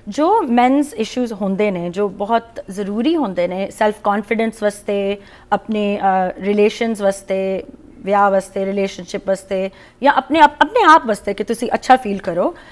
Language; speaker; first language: Punjabi; early bilingual, heritage; Punjabi